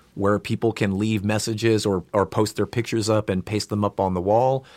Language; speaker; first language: English; native; English